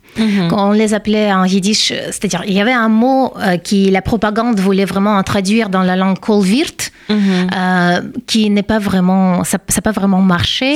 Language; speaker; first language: French; non-native, fluent; Russian